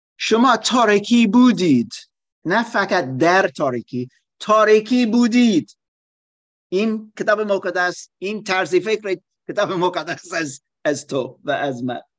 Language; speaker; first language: Persian; non-native, learner; German